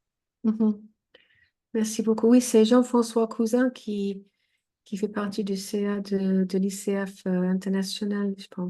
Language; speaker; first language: French; non-native, fluent; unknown